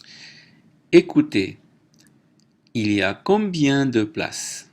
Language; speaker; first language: French; native; French